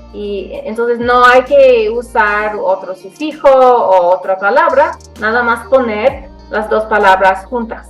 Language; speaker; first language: Spanish; non-native, fluent; English